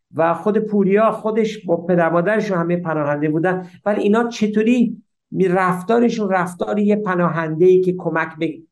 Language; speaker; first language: Persian; early bilingual, heritage; Persian